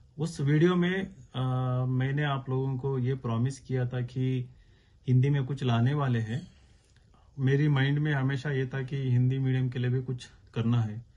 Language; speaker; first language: Hindi; non-native, local second language; Kannada